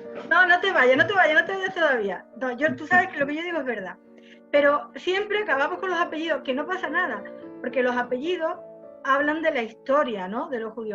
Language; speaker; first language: Spanish; native; Spanish